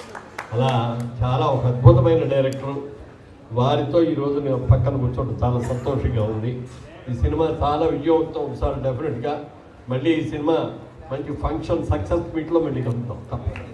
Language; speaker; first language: Telugu; native; Telugu